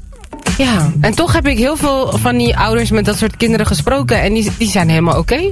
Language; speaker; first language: Dutch; native; Dutch